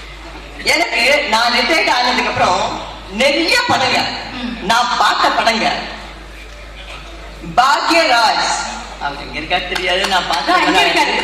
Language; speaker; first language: Tamil; non-native, local second language; Telugu